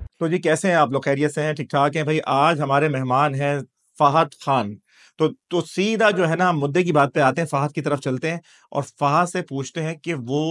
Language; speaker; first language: Urdu; native; Urdu